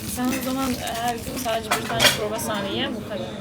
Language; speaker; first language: Turkish; non-native, learner; Russian